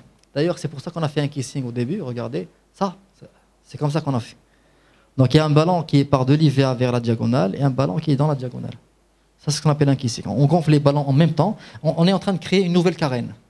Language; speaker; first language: French; non-native, local second language; Arabic